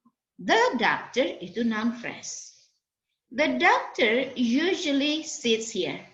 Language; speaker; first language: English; non-native, fluent; Indonesian